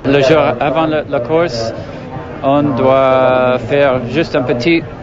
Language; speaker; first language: French; non-native, learner; English